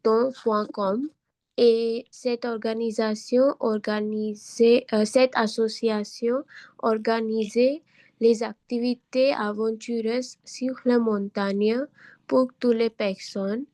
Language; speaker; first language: French; non-native, learner; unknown